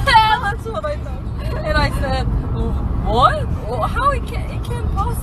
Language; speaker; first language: English; non-native, learner; Korean